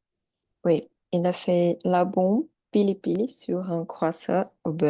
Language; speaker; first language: French; non-native, learner; Portuguese